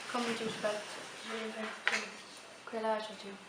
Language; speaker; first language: French; non-native, learner; English